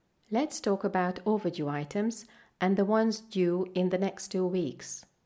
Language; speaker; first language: English; non-native, fluent; Hungarian